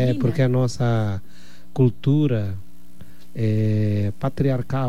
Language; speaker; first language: Portuguese; non-native, fluent; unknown